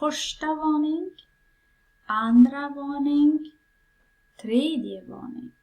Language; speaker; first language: Swedish; non-native, fluent; Persian